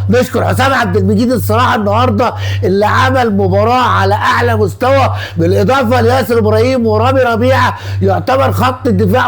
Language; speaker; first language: Arabic; native; Arabic